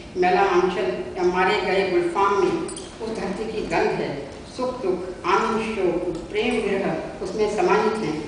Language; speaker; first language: Hindi; native; Hindi